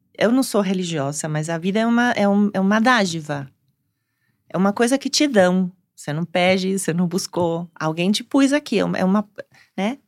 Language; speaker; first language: Portuguese; non-native, fluent; Spanish